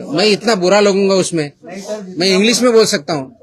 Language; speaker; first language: Hindi; non-native, local second language; Marathi